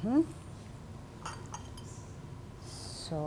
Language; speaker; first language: German; non-native, learner; Japanese